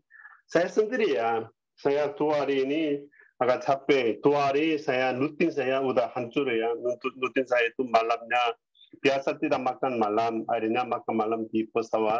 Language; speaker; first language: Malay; non-native, learner; Korean